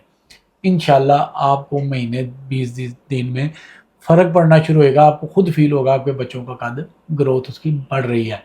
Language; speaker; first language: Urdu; non-native, local second language; Punjabi